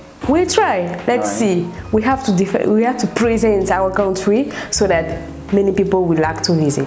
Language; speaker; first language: English; non-native, local second language; French